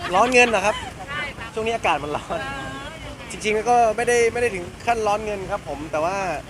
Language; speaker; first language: Thai; native; Thai